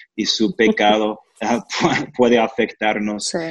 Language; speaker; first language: Spanish; non-native, fluent; English